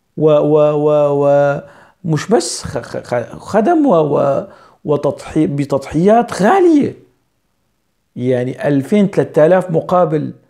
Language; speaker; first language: Arabic; non-native, local second language; Kurdish